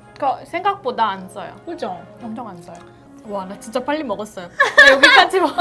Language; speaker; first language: Korean; non-native, learner; English